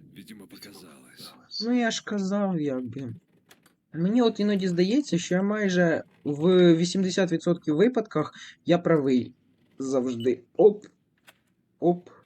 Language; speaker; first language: Ukrainian; non-native, local second language; Russian